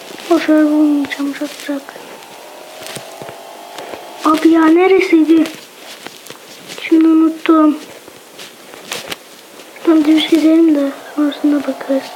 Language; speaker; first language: Turkish; native; Turkish